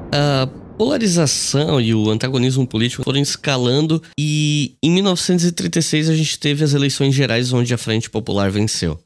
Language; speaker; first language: Portuguese; native; Portuguese